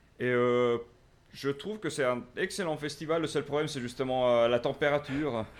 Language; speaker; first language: French; native; French